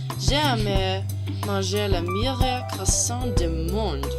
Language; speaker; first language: French; non-native, learner; English